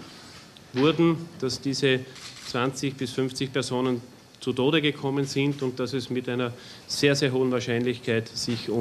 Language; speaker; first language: German; native; German